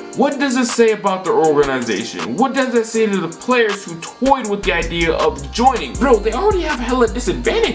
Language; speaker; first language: English; native; English